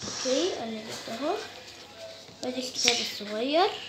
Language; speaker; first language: Arabic; native; Arabic